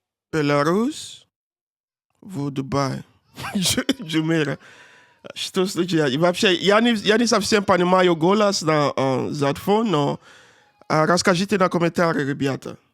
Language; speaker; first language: Russian; non-native, learner; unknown